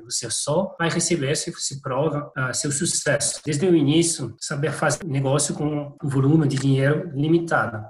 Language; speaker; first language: Portuguese; non-native, fluent; French